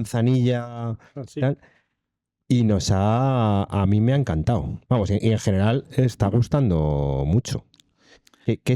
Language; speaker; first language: Spanish; native; Spanish